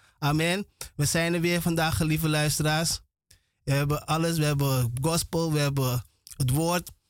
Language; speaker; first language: Dutch; native; Dutch